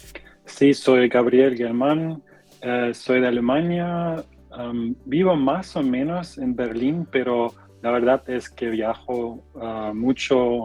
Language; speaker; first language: Spanish; non-native, fluent; German